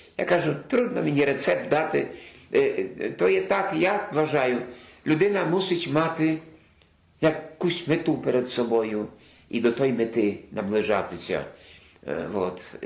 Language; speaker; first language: Ukrainian; non-native, local second language; Polish